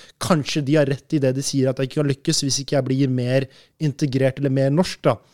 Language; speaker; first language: Norwegian; early bilingual, other home language; Urdu